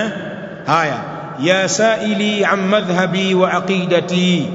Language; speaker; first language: Arabic; non-native, fluent; Swahili